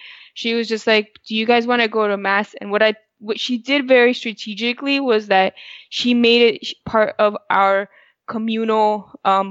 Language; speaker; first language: English; early bilingual, other home language; Spanish